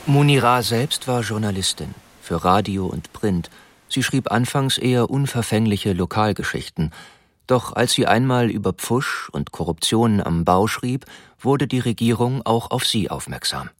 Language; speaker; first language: German; native; German